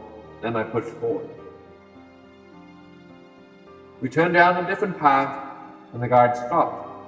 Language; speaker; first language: English; native; English